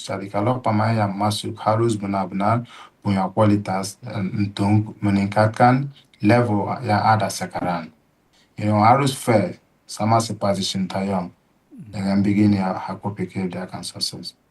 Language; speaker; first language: Indonesian; non-native, fluent; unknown